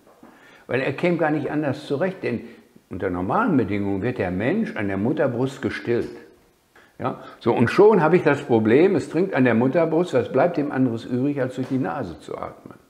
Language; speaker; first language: German; native; German